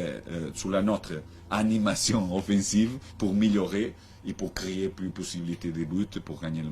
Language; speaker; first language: French; non-native, learner; Portuguese